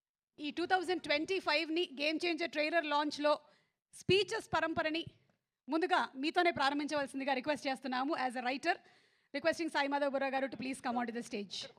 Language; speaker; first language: Telugu; native; Telugu